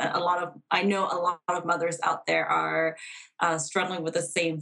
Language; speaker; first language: English; non-native, local second language; Cantonese